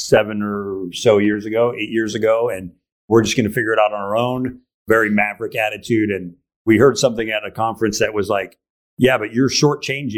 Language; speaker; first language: English; native; English